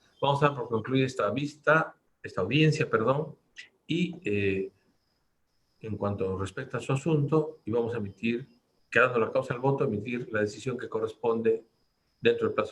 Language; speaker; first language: Spanish; native; Spanish